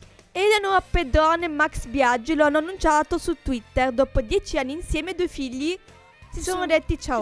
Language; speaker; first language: Italian; native; Italian